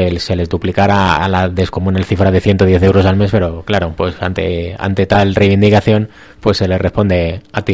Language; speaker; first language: Spanish; native; Spanish